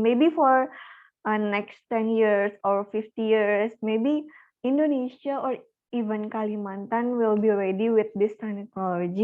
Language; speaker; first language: English; non-native, learner; Indonesian